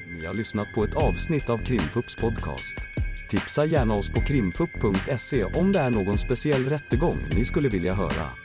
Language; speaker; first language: Swedish; native; Swedish